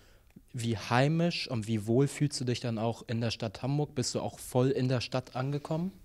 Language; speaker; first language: German; native; German